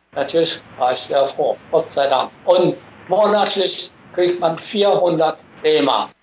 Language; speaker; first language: German; non-native, fluent; Chinese